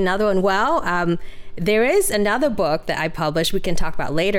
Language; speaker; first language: English; early bilingual, other home language; Vietnamese